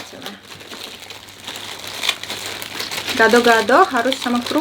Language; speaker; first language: Indonesian; non-native, learner; Uzbek